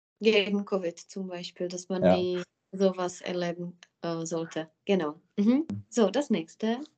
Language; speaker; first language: German; non-native, fluent; Czech